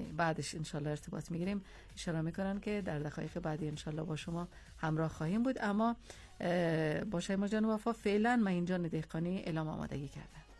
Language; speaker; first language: Persian; native; Persian